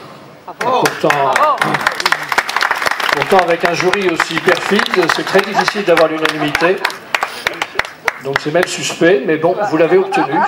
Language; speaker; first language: French; native; French